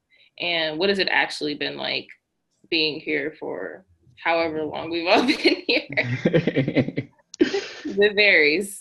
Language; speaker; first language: English; native; English